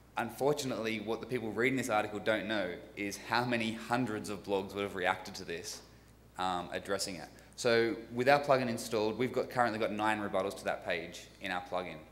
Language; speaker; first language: English; native; English